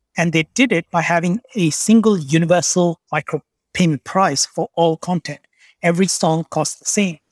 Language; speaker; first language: English; non-native, local second language; Bangla